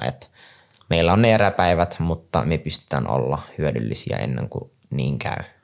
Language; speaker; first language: Finnish; non-native, fluent; Somali